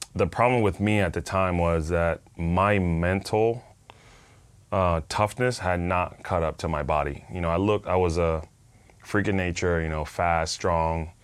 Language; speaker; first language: English; non-native, fluent; Spanish